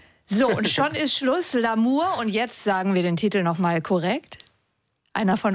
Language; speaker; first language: German; native; German